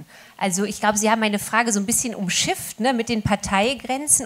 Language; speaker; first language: German; native; German